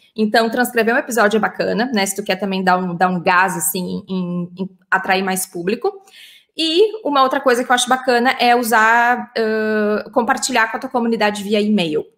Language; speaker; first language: Portuguese; native; Portuguese